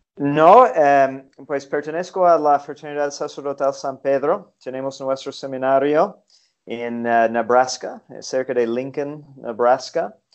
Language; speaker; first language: Spanish; non-native, fluent; English